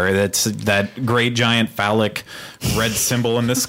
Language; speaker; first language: English; native; English